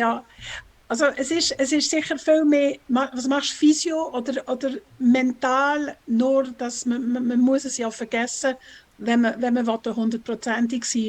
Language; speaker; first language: German; non-native, learner; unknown